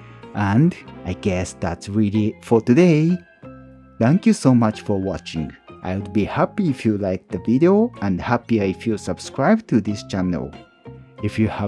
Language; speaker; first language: English; non-native, fluent; Japanese